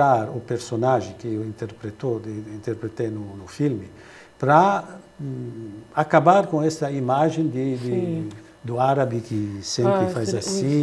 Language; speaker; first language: Portuguese; non-native, fluent; Arabic